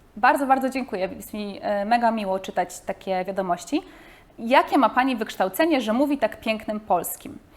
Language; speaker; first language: Polish; native; Polish